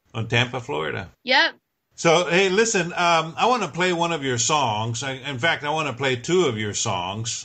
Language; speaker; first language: English; native; English